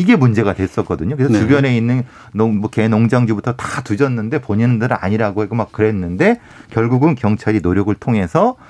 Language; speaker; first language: Korean; native; Korean